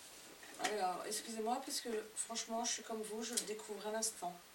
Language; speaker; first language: French; native; French